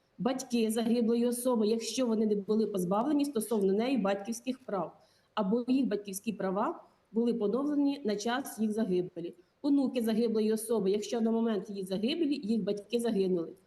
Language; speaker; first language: Ukrainian; native; Ukrainian